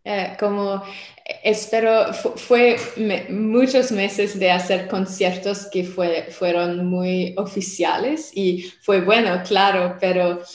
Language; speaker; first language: Spanish; non-native, learner; French